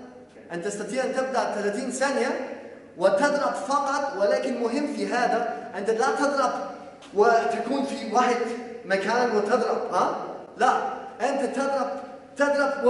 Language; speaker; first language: Arabic; non-native, fluent; Polish